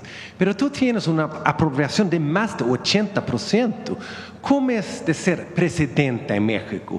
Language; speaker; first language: Spanish; non-native, learner; Swedish